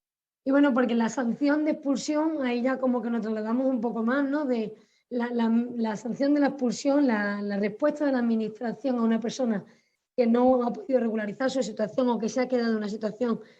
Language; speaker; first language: Spanish; native; Spanish